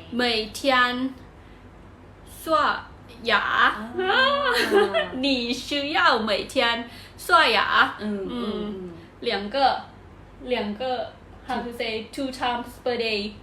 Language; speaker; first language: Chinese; non-native, learner; Thai